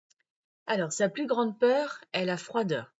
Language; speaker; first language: French; native; French